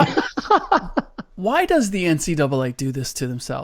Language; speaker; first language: English; native; English